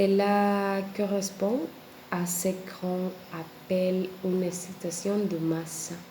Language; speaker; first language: French; non-native, learner; Spanish